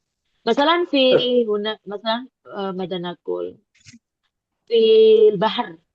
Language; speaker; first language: Arabic; non-native, fluent; Indonesian